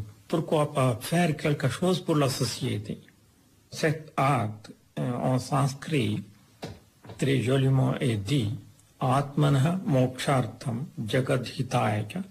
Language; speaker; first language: French; non-native, fluent; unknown